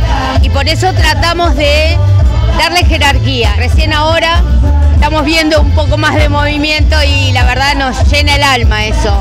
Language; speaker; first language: Spanish; native; Spanish